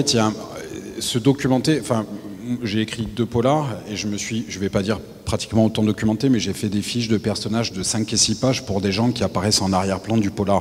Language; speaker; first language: French; native; French